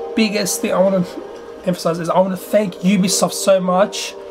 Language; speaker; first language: English; native; English